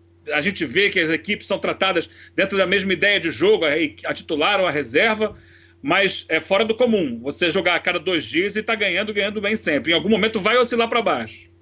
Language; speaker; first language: Portuguese; native; Portuguese